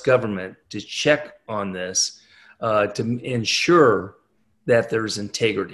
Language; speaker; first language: English; native; English